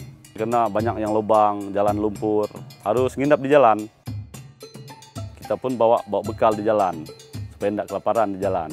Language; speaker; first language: Indonesian; native; Indonesian